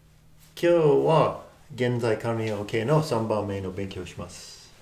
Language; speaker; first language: Japanese; non-native, fluent; English